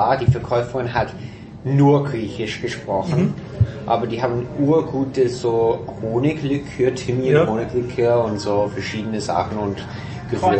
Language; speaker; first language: German; non-native, fluent; English